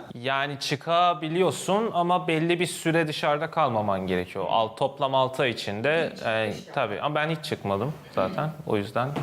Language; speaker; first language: Turkish; non-native, fluent; Persian